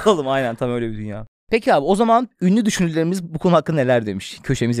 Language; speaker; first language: Turkish; native; Turkish